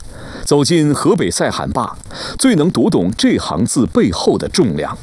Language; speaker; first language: Chinese; native; Chinese